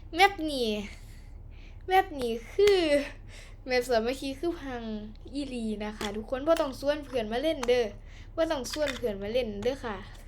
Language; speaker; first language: Thai; native; Thai